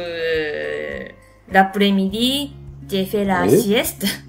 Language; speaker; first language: French; non-native, learner; Japanese